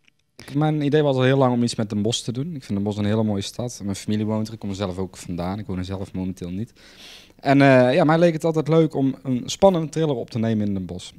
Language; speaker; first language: Dutch; native; Dutch